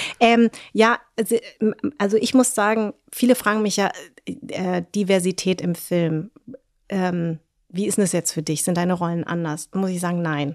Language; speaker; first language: German; early bilingual, other home language; Vietnamese